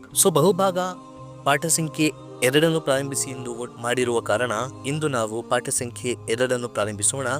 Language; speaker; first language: Kannada; non-native, local second language; Urdu